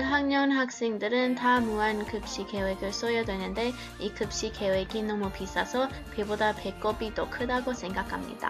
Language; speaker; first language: Korean; non-native, learner; English